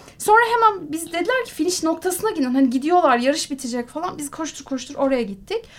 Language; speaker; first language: Turkish; native; Turkish